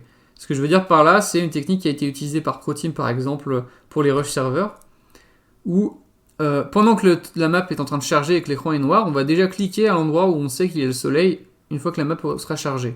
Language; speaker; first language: French; native; French